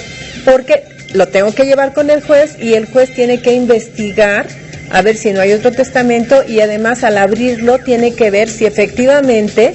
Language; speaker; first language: Spanish; native; Spanish